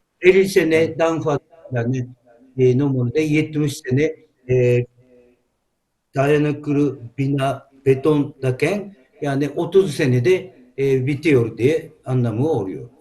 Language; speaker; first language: Turkish; non-native, learner; Japanese